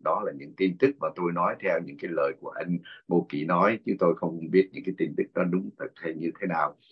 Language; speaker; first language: Vietnamese; native; Vietnamese